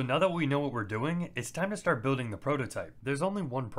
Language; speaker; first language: English; native; English